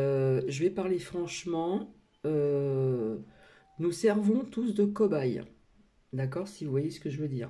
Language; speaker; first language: French; native; French